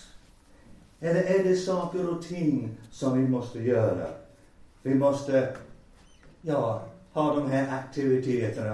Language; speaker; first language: Swedish; non-native, fluent; English